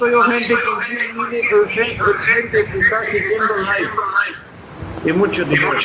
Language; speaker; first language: Spanish; non-native, learner; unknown